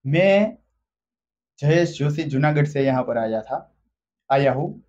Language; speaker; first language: Hindi; non-native, local second language; Gujarati